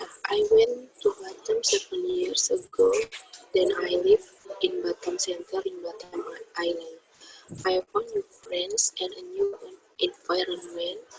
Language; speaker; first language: English; non-native, learner; Indonesian